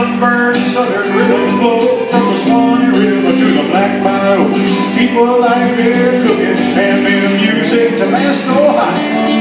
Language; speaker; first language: English; native; English